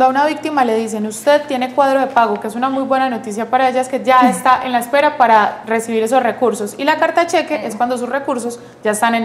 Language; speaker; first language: Spanish; native; Spanish